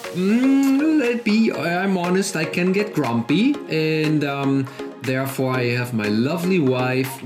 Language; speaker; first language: English; non-native, fluent; German